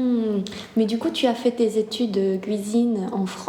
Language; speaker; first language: French; non-native, learner; Korean